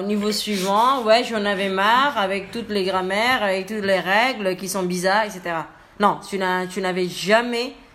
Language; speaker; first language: French; non-native, learner; Indonesian